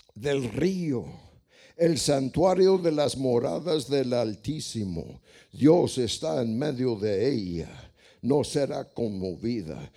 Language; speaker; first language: Spanish; non-native, fluent; English